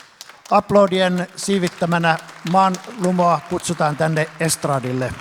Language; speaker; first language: Finnish; native; Finnish